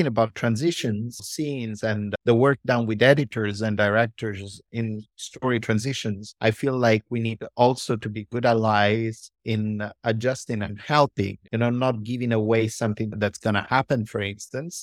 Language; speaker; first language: English; non-native, fluent; Italian